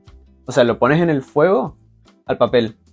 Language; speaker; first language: Spanish; native; Spanish